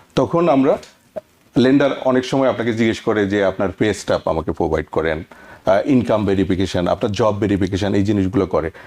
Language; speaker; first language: Bangla; native; Bangla